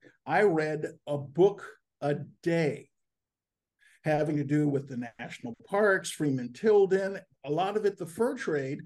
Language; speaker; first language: English; native; English